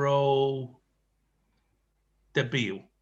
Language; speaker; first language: Spanish; non-native, learner; English